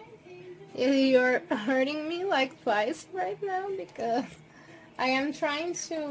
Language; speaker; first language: English; non-native, fluent; Portuguese